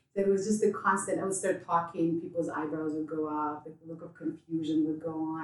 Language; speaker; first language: English; non-native, fluent; Ukrainian